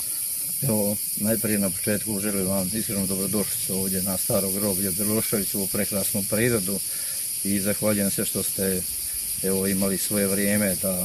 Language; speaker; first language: Bosnian; native; Bosnian